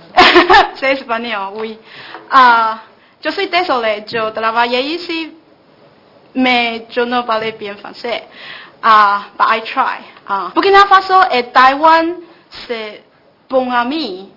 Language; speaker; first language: French; non-native, learner; Chinese